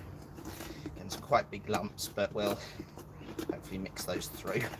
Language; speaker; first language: English; native; English